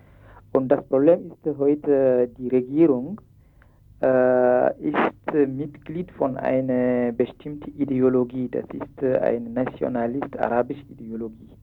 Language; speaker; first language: German; non-native, fluent; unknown